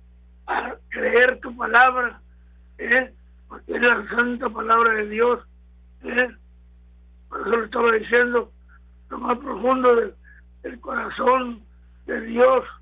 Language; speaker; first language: Spanish; native; Spanish